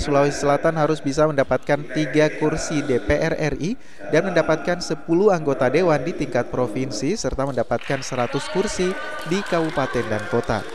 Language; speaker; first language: Indonesian; native; Indonesian